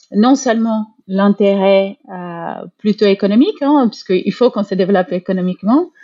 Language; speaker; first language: French; non-native, fluent; Portuguese